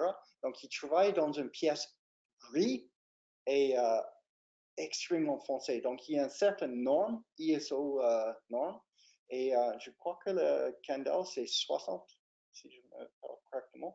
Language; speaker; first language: French; non-native, fluent; English